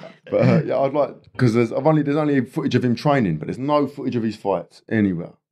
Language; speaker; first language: English; native; English